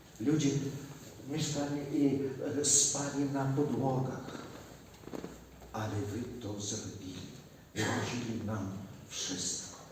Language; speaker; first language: Polish; non-native, learner; Ukrainian